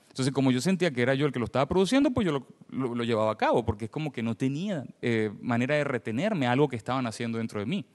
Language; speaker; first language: Spanish; native; Spanish